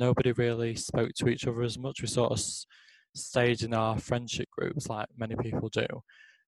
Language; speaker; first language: English; native; English